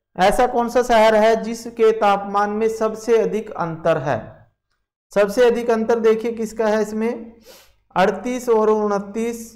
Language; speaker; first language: Hindi; native; Hindi